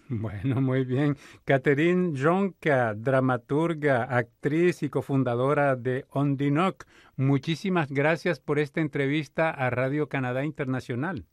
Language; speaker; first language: Spanish; native; Spanish